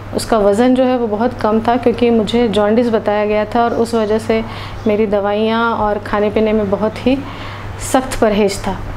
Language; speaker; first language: Hindi; non-native, local second language; Marathi